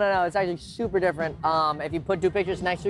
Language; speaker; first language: English; native; English